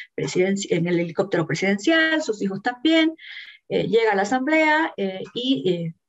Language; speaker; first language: Spanish; native; Spanish